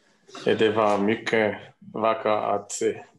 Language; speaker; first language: Swedish; non-native, learner; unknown